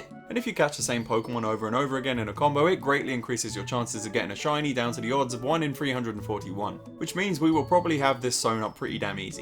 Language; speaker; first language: English; native; English